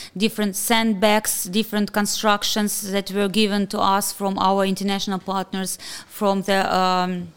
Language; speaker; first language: English; non-native, fluent; Ukrainian